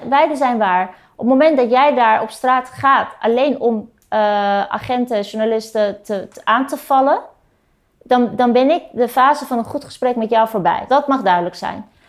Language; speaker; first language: Dutch; early bilingual, other home language; Turkish